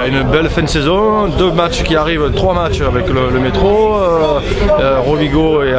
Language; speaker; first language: French; native; French